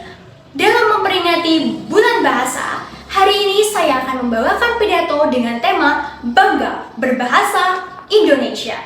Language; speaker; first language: Indonesian; native; Indonesian